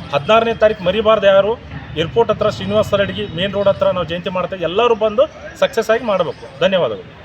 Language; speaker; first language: Kannada; non-native, local second language; Lambadi